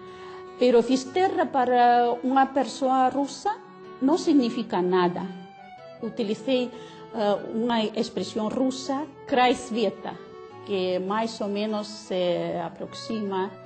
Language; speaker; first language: Galician; non-native, fluent; Russian